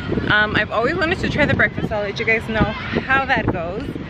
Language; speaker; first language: English; early bilingual, other home language; Spanish